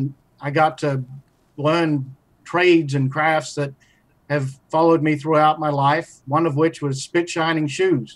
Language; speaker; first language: English; native; English